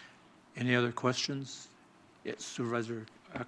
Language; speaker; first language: English; native; English